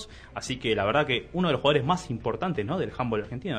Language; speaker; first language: Spanish; native; Spanish